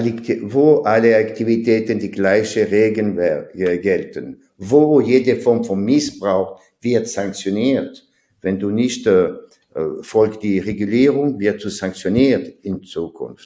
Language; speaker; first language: German; non-native, fluent; French